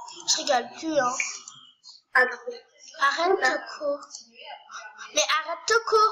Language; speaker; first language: French; native; French